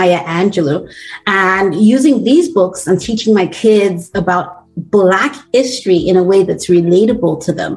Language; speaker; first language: English; non-native, local second language; Bini